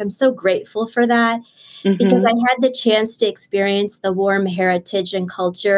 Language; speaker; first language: English; early bilingual, other home language; Bangla